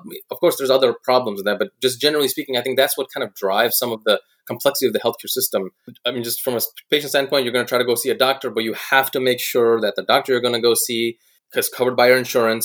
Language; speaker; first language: English; native; English